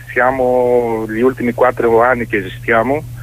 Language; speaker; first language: Italian; non-native, learner; Greek